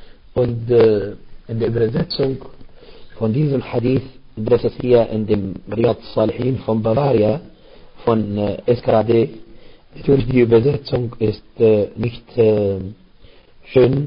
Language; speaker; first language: German; non-native, fluent; Arabic